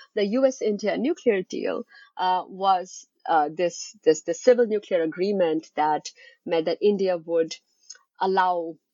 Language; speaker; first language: English; non-native, local second language; Bangla